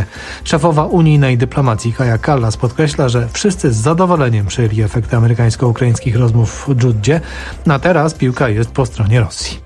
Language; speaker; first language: Polish; native; Polish